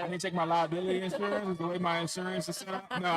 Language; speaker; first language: English; native; English